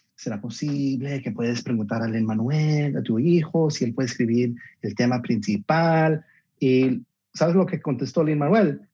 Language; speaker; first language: Spanish; early bilingual, heritage; Spanish